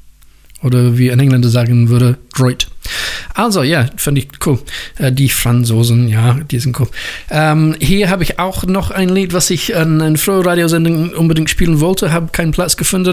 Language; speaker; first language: German; non-native, learner; English